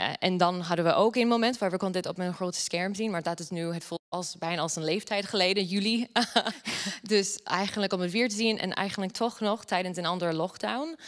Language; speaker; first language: Dutch; non-native, fluent; English